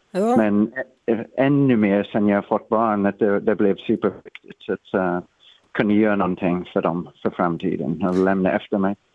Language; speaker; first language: Swedish; non-native, fluent; English